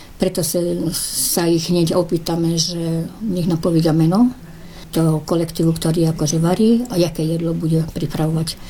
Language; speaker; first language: Slovak; early bilingual, heritage; Slovak